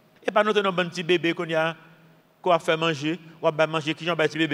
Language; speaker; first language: French; non-native, local second language; Haitian Creole